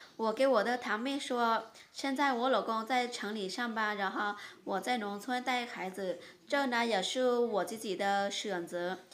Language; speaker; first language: Chinese; non-native, fluent; Lao